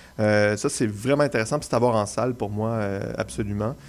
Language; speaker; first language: French; native; French